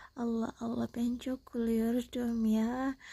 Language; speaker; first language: Turkish; non-native, learner; Indonesian